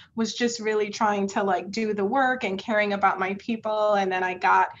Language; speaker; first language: English; native; English